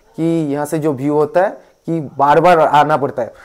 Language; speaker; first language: Hindi; non-native, local second language; Bangla